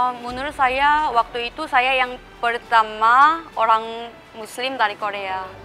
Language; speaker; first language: Indonesian; non-native, fluent; Korean